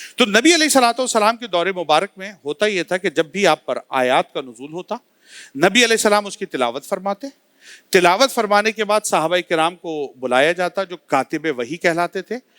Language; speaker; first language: Urdu; native; Urdu